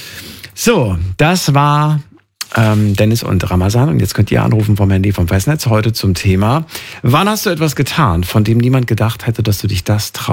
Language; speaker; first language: German; native; German